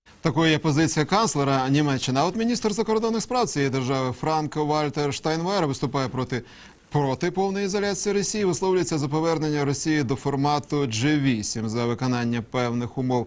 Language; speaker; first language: Ukrainian; native; Ukrainian